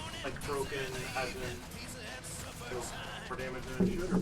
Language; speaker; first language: English; native; English